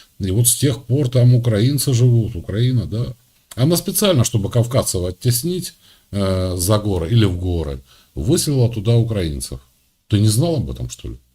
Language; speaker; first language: Russian; native; Russian